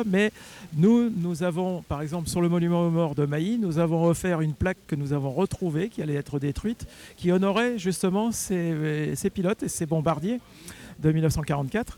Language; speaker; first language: French; native; French